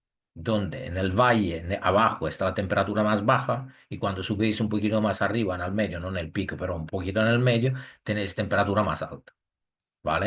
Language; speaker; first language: Spanish; non-native, fluent; Italian